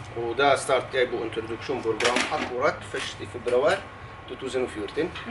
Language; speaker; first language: Norwegian; non-native, fluent; Arabic